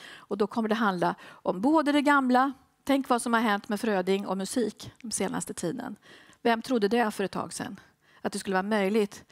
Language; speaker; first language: Swedish; native; Swedish